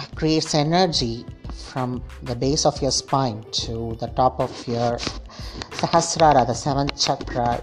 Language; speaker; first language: English; non-native, local second language; Tamil